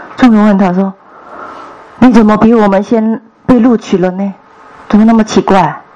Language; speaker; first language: Chinese; non-native, fluent; Korean